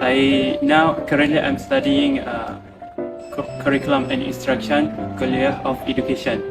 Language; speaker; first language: English; non-native, fluent; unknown